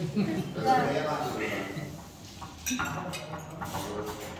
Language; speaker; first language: English; non-native, fluent; Polish